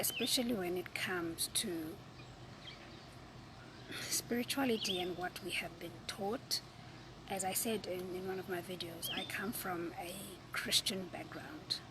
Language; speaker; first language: English; non-native, local second language; Zulu